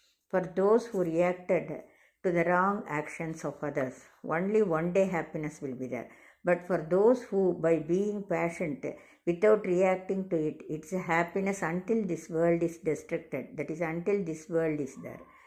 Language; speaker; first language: English; non-native, local second language; Tamil